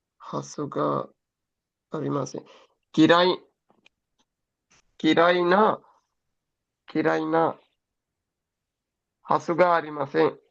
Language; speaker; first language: Japanese; non-native, learner; Sinhala